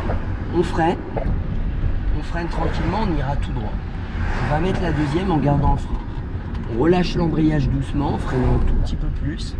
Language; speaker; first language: French; native; French